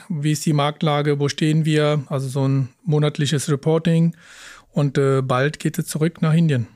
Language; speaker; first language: German; early bilingual, other home language; Punjabi